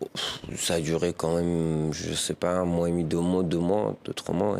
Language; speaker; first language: French; early bilingual, other home language; Persian